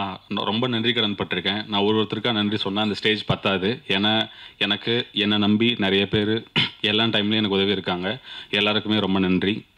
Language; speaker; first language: Tamil; native; Tamil